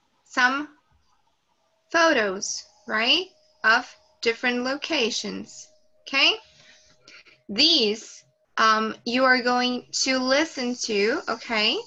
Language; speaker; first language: English; non-native, fluent; Portuguese